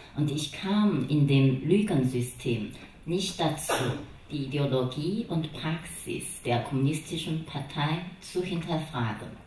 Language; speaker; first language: German; non-native, fluent; Chinese